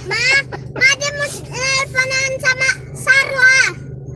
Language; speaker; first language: Malay; native; Malay